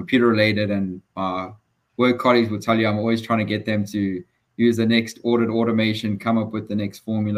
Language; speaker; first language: English; native; English